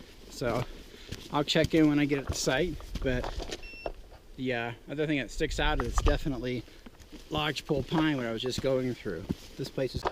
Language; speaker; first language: English; native; English